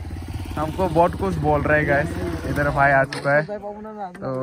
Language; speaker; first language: Hindi; non-native, local second language; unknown